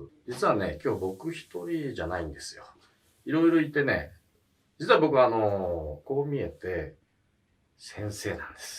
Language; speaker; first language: Japanese; native; Japanese